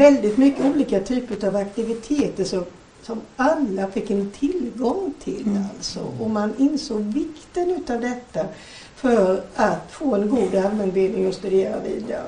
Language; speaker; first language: Swedish; native; Swedish